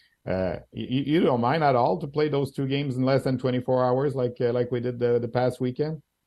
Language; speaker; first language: English; non-native, fluent; French